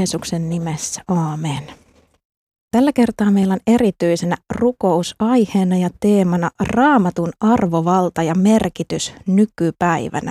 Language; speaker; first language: Finnish; native; Finnish